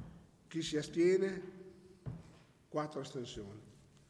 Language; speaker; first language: Italian; native; Italian